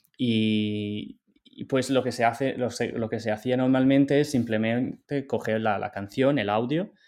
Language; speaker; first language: Spanish; non-native, fluent; Italian